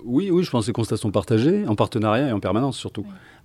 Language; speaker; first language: French; native; French